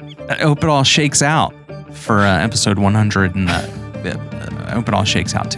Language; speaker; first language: English; native; English